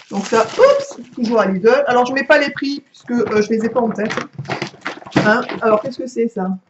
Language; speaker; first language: French; native; French